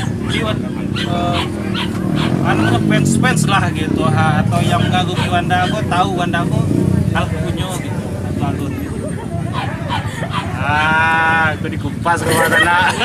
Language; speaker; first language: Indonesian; non-native, local second language; Minangkabau